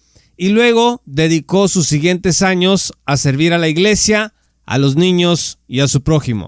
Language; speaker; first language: Spanish; native; Spanish